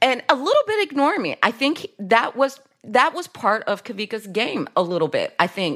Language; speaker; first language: English; native; English